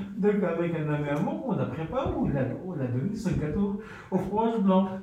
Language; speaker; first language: French; non-native, fluent; Soninke